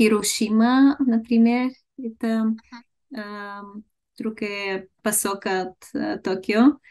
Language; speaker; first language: Russian; non-native, learner; Bulgarian